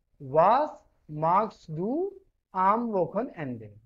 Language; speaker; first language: German; non-native, fluent; Hindi